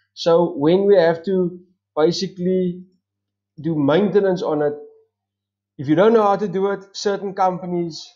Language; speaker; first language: English; non-native, local second language; Afrikaans